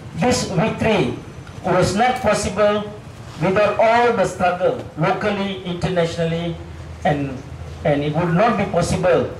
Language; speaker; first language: English; non-native, local second language; Tamil